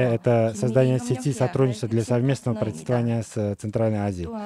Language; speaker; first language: Russian; non-native, fluent; Korean